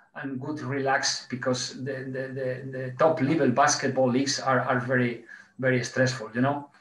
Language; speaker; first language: English; non-native, learner; Spanish